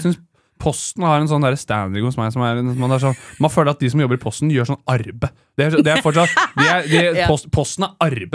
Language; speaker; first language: Norwegian; native; Norwegian